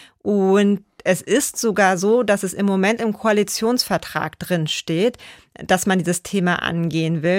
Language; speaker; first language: German; native; German